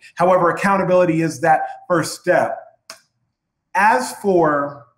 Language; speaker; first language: English; native; English